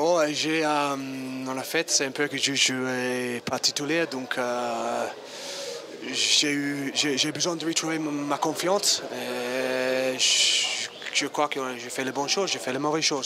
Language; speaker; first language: French; non-native, fluent; English